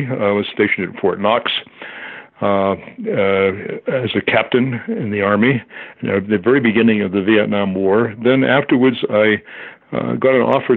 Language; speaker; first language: English; native; English